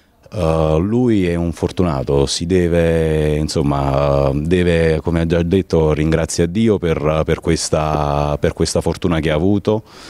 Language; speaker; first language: Italian; native; Italian